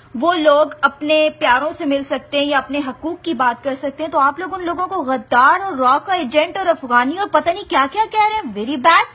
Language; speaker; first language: Urdu; non-native, local second language; Punjabi